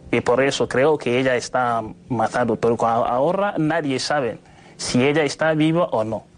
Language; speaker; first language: Spanish; non-native, learner; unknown